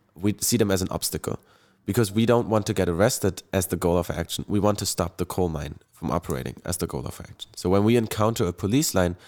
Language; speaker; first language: English; non-native, fluent; German